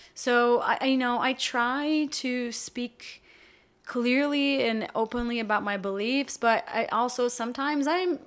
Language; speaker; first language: English; non-native, fluent; Portuguese